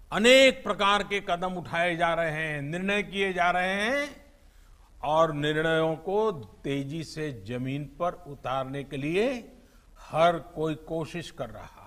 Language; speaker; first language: Hindi; non-native, local second language; Gujarati